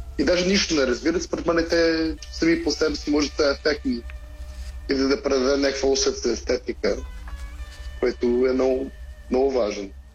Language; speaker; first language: Bulgarian; non-native, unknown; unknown